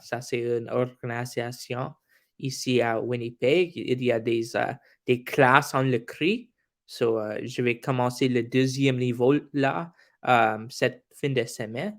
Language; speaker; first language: French; non-native, local second language; English